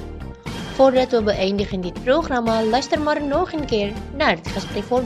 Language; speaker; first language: Dutch; non-native, learner; Indonesian